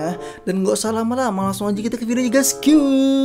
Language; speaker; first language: Indonesian; native; Indonesian